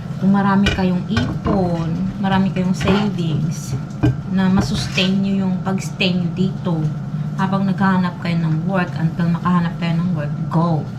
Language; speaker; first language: Filipino; non-native, local second language; Hiligaynon